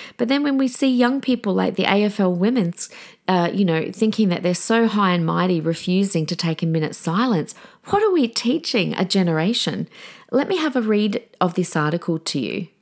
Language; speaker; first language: English; native; English